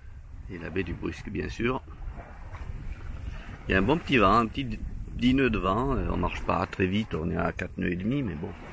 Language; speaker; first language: French; native; French